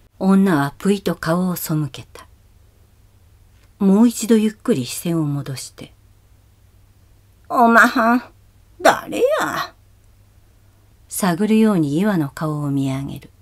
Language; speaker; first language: Japanese; native; Japanese